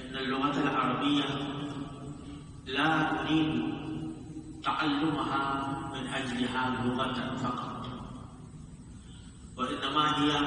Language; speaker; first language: Arabic; non-native, fluent; Urdu